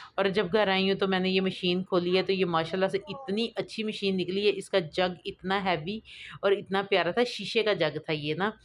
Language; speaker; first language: Urdu; non-native, local second language; Punjabi